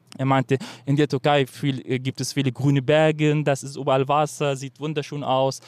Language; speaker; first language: German; non-native, fluent; Arabic